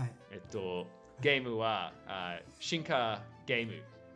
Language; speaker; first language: Japanese; non-native, learner; English